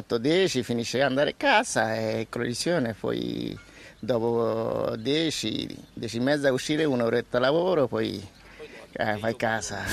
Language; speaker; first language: Italian; non-native, learner; Bangla